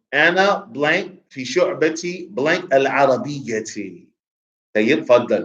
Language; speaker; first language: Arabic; non-native, fluent; English